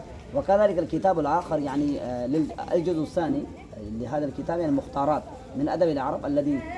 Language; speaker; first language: Arabic; non-native, fluent; Urdu